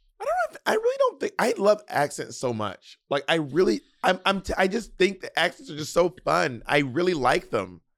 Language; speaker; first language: English; native; English